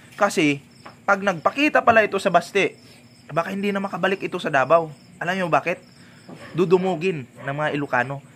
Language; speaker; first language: Filipino; non-native, local second language; Cebuano